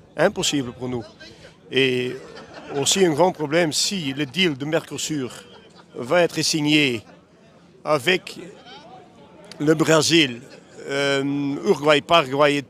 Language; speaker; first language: French; non-native, local second language; Dutch